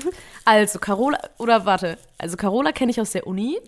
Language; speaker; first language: German; early bilingual, other home language; Vietnamese